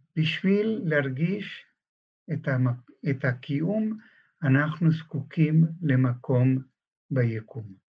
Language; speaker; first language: Hebrew; non-native, fluent; Spanish